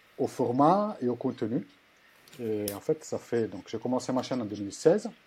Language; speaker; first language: French; non-native, fluent; Italian